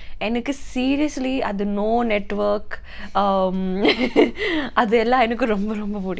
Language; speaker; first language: Tamil; non-native, learner; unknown